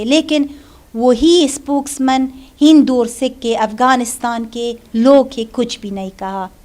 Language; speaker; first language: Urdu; non-native, fluent; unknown